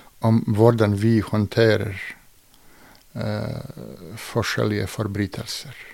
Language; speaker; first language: Norwegian; non-native, fluent; Bosnian